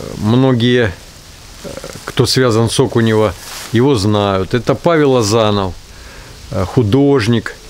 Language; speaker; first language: Russian; native; Russian